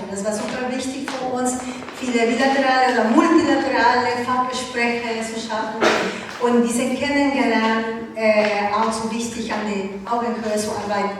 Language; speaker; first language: German; non-native, learner; Ukrainian